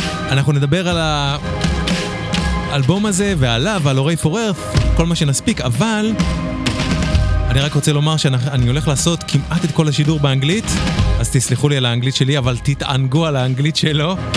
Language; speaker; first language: Hebrew; native; Hebrew